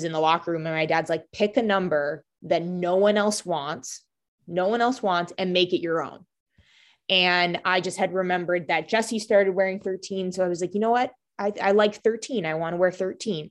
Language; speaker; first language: English; native; English